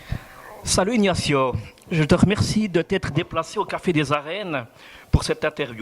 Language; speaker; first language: French; native; French